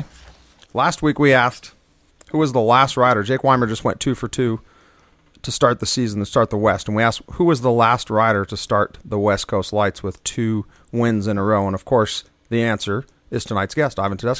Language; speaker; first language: English; native; English